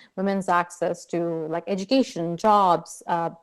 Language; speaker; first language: English; non-native, local second language; Urdu